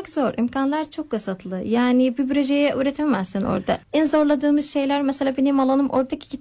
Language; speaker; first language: Turkish; non-native, learner; Arabic